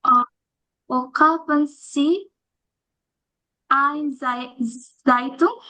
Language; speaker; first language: German; non-native, learner; Indonesian